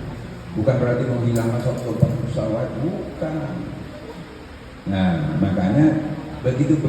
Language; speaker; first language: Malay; non-native, local second language; Javanese